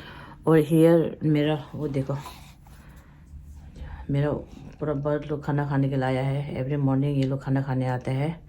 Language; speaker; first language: Hindi; non-native, local second language; Tibetan